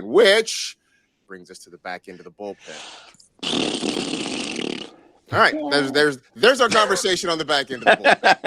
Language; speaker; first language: English; native; English